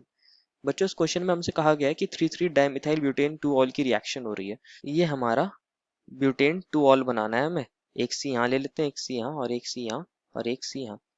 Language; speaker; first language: Hindi; native; Hindi